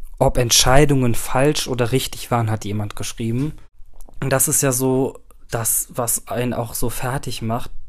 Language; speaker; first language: German; early bilingual, other home language; Turkish